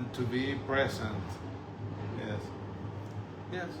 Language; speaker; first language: English; non-native, learner; Spanish